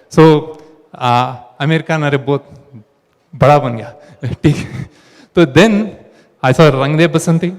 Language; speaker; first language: Hindi; non-native, local second language; Telugu